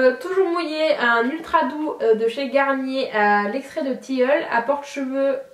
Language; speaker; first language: French; native; French